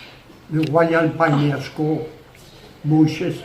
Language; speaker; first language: French; non-native, local second language; Morisyen